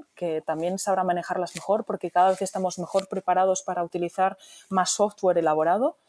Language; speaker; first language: Spanish; native; Spanish